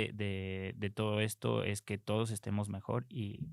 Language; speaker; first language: Spanish; native; Spanish